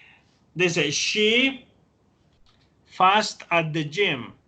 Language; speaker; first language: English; non-native, fluent; Spanish